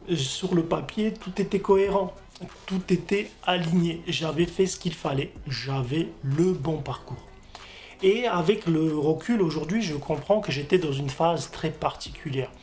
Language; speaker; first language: French; non-native, fluent; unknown